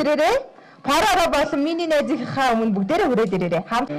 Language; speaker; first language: Mongolian; native; Mongolian